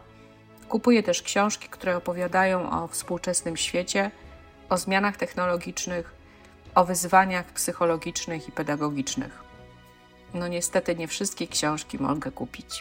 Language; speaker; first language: Polish; native; Polish